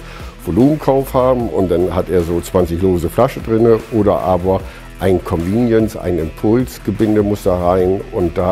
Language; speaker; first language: German; native; German